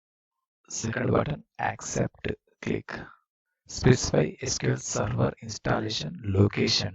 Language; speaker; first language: English; non-native, learner; Telugu